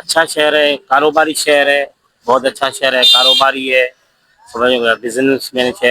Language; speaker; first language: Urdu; non-native, local second language; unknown